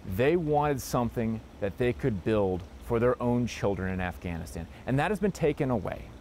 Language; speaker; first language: English; native; English